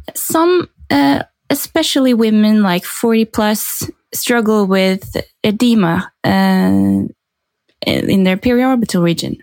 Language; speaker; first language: English; non-native, fluent; Norwegian